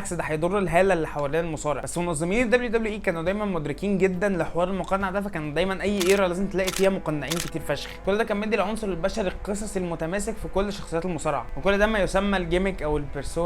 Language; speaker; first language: Arabic; native; Arabic